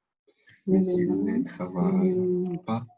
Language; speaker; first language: French; non-native, learner; Spanish